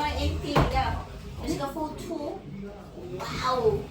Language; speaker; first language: Swedish; non-native, learner; Cebuano